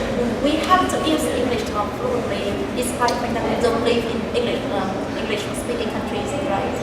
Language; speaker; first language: English; non-native, learner; Vietnamese